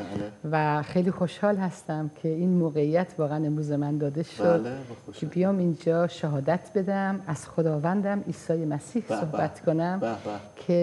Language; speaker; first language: Persian; non-native, fluent; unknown